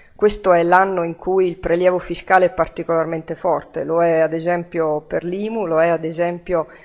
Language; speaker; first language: Italian; native; Italian